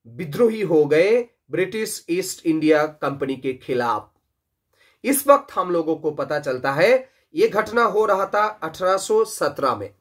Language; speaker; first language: Hindi; non-native, local second language; Bangla